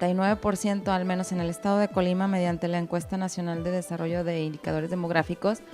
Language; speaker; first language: Spanish; native; Spanish